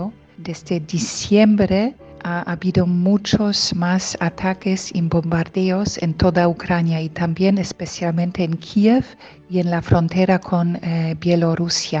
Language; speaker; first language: Spanish; non-native, fluent; Polish